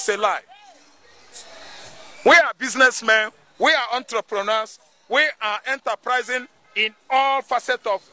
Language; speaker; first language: English; non-native, local second language; Igbo